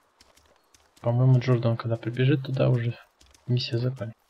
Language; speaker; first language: Russian; native; Russian